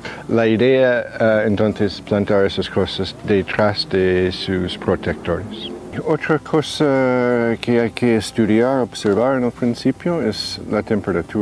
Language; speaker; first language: Spanish; non-native, fluent; English